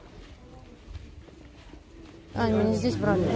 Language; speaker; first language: Russian; native; Russian